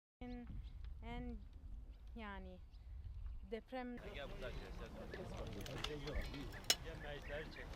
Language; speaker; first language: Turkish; non-native, learner; Italian